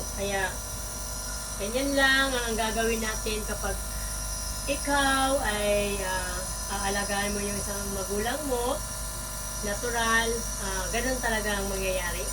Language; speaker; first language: Filipino; native; Filipino